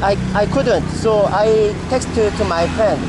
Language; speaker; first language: English; non-native, learner; Korean